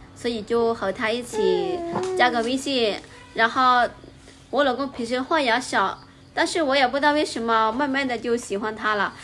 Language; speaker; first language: Chinese; non-native, fluent; Lao